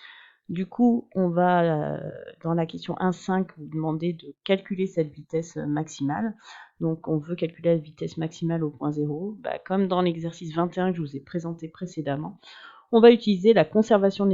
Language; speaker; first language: French; native; French